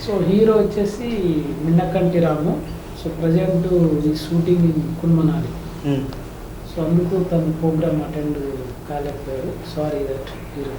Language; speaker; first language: Telugu; native; Telugu